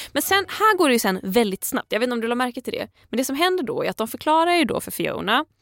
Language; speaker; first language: Swedish; native; Swedish